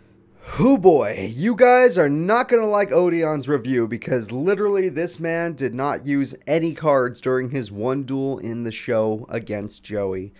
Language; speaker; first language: English; native; English